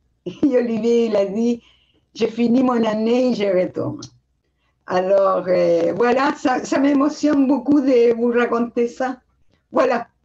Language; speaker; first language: French; non-native, fluent; Spanish